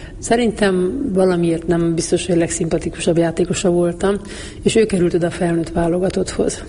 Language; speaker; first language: Hungarian; native; Hungarian